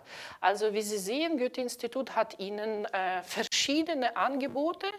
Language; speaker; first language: German; non-native, fluent; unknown